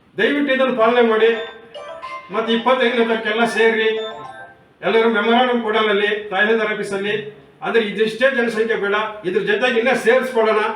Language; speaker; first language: Kannada; native; Kannada